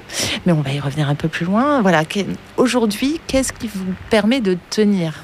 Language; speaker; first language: French; native; French